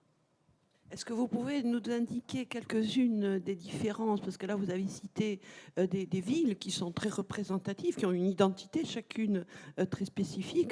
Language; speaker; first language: French; native; French